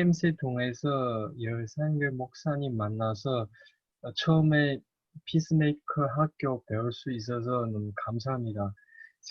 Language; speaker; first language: Korean; non-native, learner; Chinese